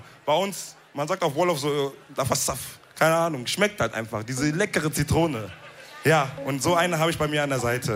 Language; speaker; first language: German; early bilingual, other home language; Wolof